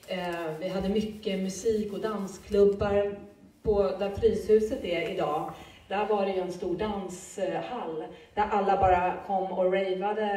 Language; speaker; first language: Swedish; native; Swedish